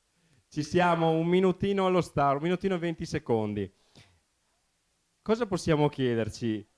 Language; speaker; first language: Italian; native; Italian